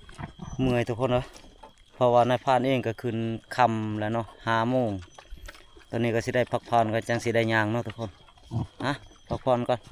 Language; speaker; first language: Thai; non-native, local second language; Northeastern Thai